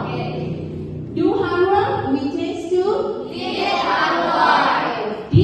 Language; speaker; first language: English; non-native, learner; Indonesian